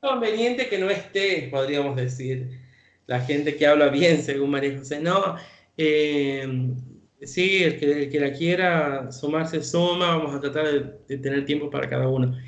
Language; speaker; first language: Spanish; native; Spanish